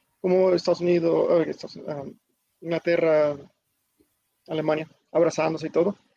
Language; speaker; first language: Spanish; early bilingual, heritage; Spanish